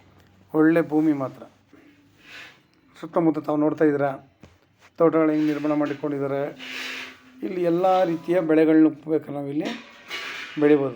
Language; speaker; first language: Kannada; native; Kannada